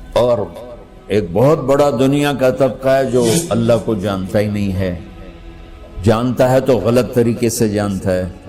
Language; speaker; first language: Urdu; non-native, local second language; Punjabi